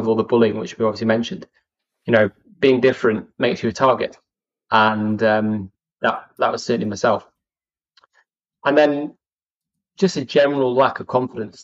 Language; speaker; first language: English; native; English